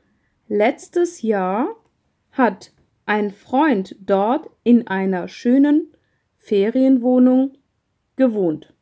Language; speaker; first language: German; non-native, fluent; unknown